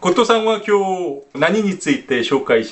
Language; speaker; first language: Japanese; non-native, fluent; Korean